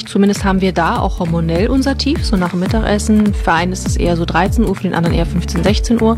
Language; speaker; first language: German; native; German